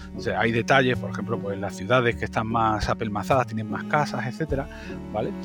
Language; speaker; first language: Spanish; native; Spanish